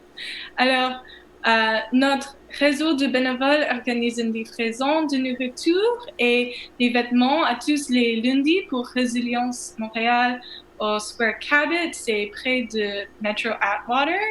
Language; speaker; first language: French; non-native, learner; English